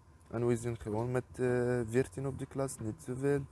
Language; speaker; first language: Dutch; non-native, learner; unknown